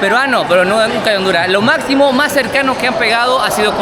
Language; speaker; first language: Spanish; native; Spanish